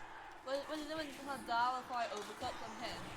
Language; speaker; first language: Welsh; non-native, local second language; English